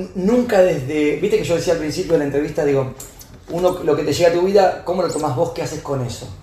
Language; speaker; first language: Spanish; native; Spanish